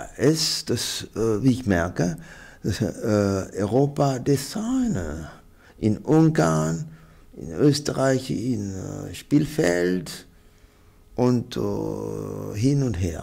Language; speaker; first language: German; non-native, fluent; Arabic